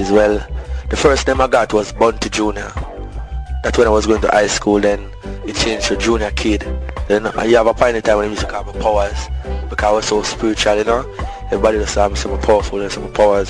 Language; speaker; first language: English; non-native, local second language; Jamaican Creole English